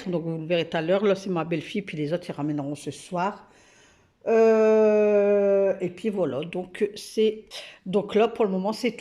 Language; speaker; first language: French; native; French